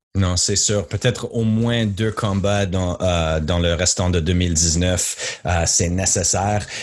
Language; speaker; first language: French; native; French